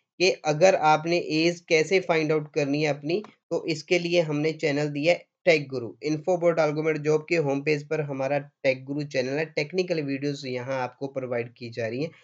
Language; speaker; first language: Hindi; non-native, local second language; Punjabi